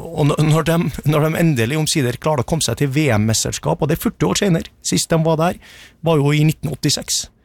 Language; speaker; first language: Norwegian; early bilingual, other home language; Arabic